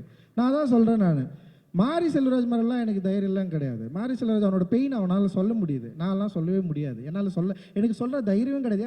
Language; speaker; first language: Tamil; native; Tamil